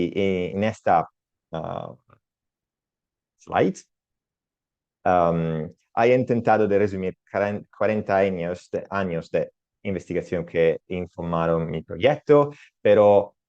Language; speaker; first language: Spanish; non-native, learner; Italian